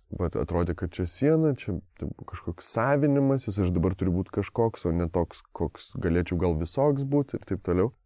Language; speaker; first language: Lithuanian; native; Lithuanian